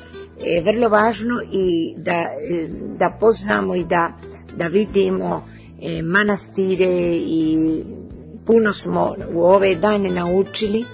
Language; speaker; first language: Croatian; early bilingual, heritage; Serbian